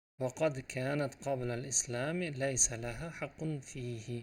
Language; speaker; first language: Arabic; non-native, fluent; Uzbek